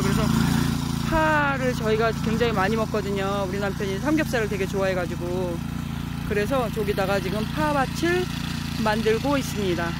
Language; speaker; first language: Korean; native; Korean